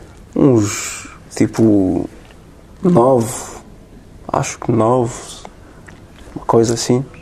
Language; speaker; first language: Portuguese; non-native, learner; French